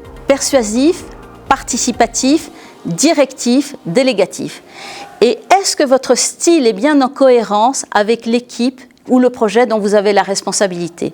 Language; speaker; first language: French; native; French